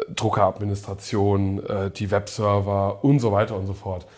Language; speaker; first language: German; early bilingual, other home language; English